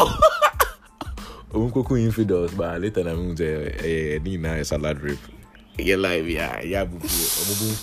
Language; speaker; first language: English; non-native, local second language; Akan